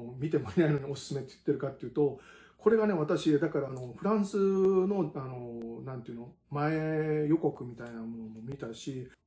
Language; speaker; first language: Japanese; native; Japanese